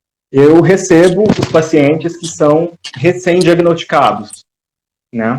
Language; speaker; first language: Portuguese; native; Portuguese